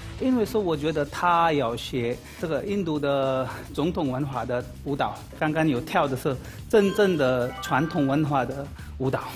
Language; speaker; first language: Chinese; non-native, fluent; Hindi